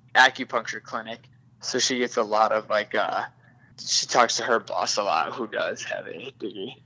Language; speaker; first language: English; native; English